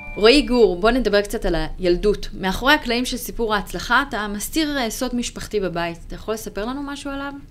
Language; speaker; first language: Hebrew; native; Hebrew